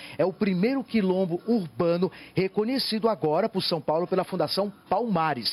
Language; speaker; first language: Portuguese; native; Portuguese